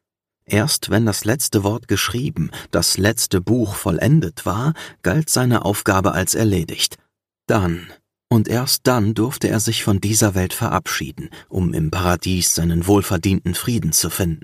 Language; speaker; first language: German; native; German